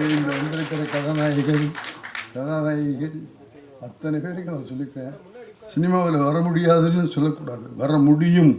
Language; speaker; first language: Tamil; native; Tamil